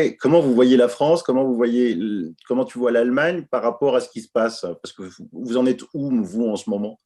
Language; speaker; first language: French; native; French